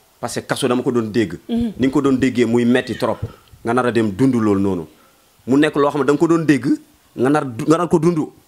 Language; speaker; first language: Wolof; non-native, local second language; Jola-Fonyi